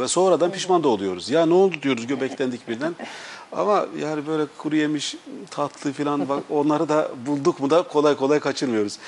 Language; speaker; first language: Turkish; native; Turkish